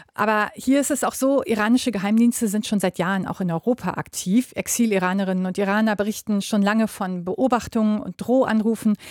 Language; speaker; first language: German; native; German